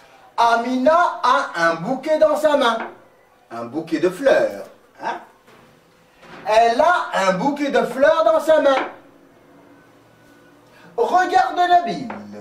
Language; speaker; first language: French; non-native, local second language; Arabic